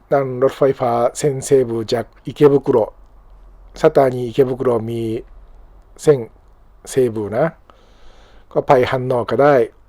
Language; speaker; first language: Thai; non-native, learner; Japanese